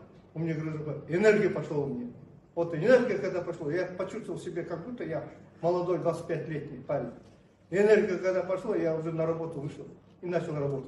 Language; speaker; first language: Russian; non-native, local second language; Kazakh